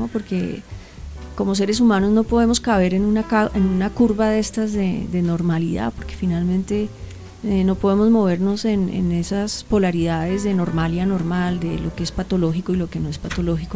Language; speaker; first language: Spanish; native; Spanish